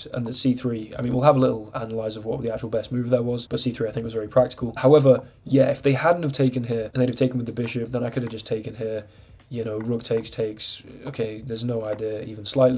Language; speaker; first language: English; native; English